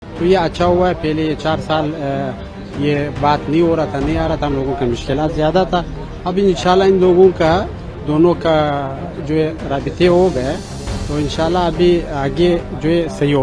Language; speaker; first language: Hindi; non-native, local second language; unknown